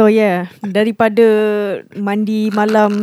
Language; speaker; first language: English; non-native, local second language; Malay